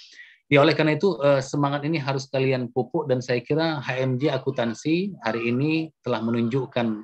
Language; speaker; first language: Indonesian; native; Indonesian